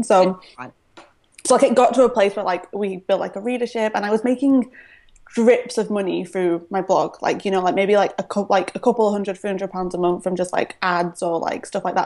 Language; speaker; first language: English; native; English